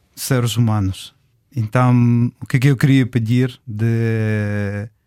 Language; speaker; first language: Portuguese; non-native, fluent; Ukrainian